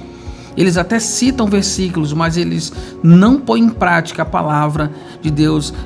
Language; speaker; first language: Portuguese; native; Portuguese